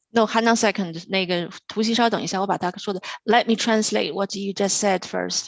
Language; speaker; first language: English; non-native, fluent; Chinese